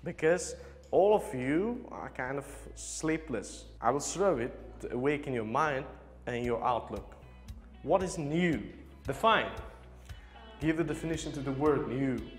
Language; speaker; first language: English; non-native, learner; Uzbek